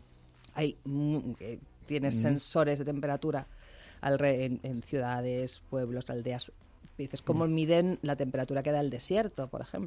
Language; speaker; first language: Spanish; native; Spanish